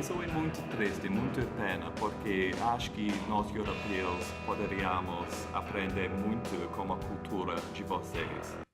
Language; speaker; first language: Portuguese; non-native, fluent; English